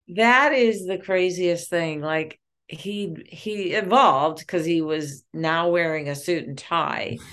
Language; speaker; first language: English; native; English